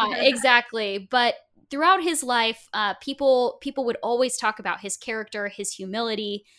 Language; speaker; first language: English; native; English